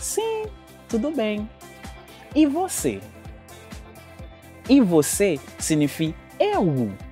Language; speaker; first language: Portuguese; non-native, fluent; Haitian Creole